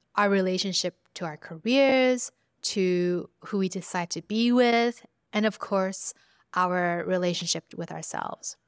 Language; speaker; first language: English; early bilingual, other home language; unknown